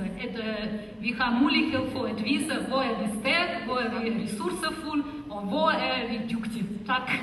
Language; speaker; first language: Danish; non-native, fluent; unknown